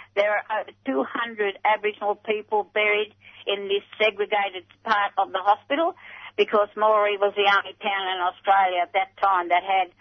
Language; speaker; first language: English; native; English